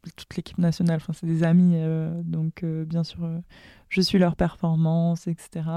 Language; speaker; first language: French; native; French